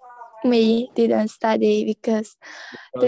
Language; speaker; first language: English; non-native, learner; Khmer